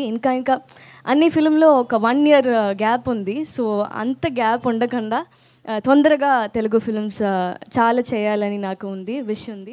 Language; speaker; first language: Telugu; non-native, learner; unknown